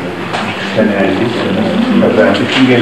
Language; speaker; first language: German; non-native, fluent; French